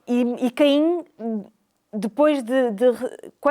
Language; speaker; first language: Portuguese; native; Portuguese